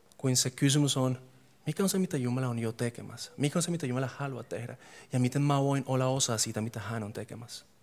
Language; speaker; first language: Finnish; non-native, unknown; English